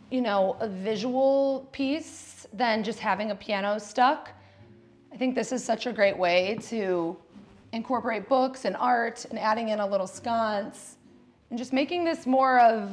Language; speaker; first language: English; native; English